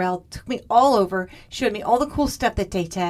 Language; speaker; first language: English; non-native, fluent; Turkish